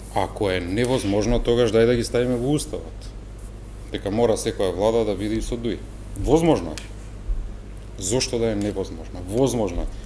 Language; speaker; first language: Macedonian; native; Macedonian